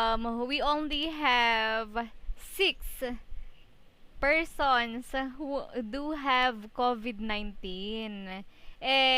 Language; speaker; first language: English; non-native, fluent; Filipino